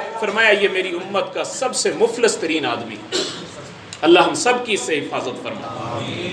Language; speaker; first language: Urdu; non-native, local second language; Punjabi